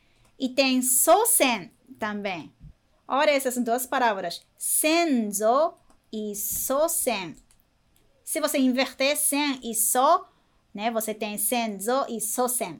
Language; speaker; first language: Portuguese; non-native, fluent; Japanese